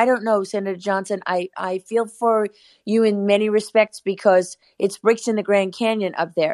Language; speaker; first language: English; native; English